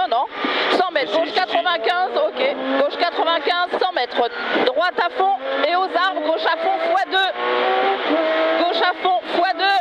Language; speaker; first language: French; native; French